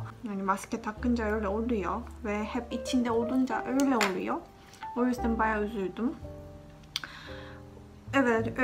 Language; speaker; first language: Turkish; non-native, fluent; Korean